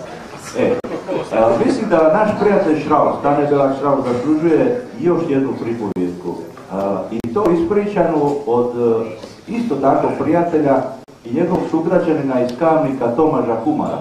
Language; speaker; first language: Serbian; native; Serbian